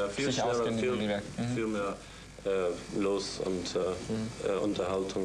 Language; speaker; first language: German; non-native, fluent; English